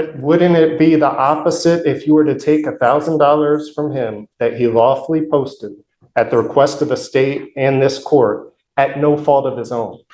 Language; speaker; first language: English; native; English